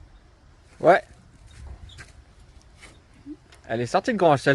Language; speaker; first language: French; native; French